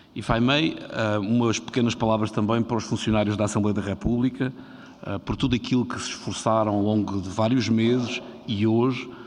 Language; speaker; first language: Portuguese; native; Portuguese